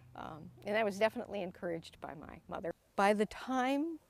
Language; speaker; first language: English; native; English